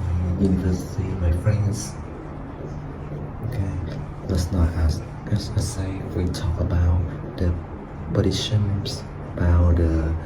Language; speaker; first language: English; non-native, learner; Vietnamese